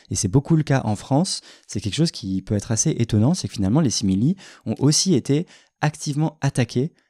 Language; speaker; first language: French; native; French